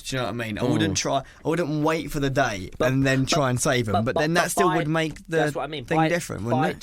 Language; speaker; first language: English; native; English